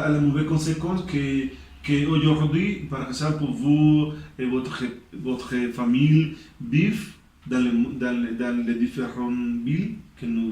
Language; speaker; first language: French; non-native, learner; Spanish